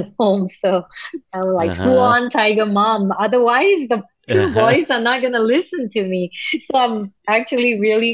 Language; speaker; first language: English; non-native, local second language; Cantonese